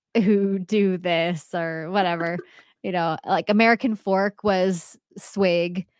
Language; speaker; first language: English; native; English